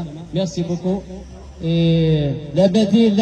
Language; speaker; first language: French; non-native, learner; Arabic